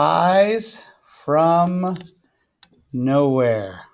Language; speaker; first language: English; native; English